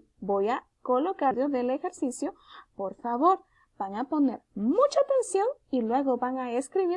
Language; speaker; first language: Spanish; native; Spanish